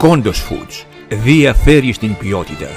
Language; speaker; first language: Greek; native; Greek